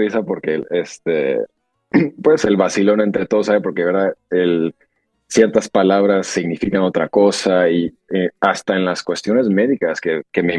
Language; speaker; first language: Spanish; early bilingual, heritage; Spanish